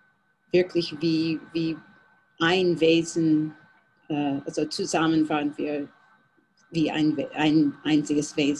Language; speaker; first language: German; non-native, fluent; English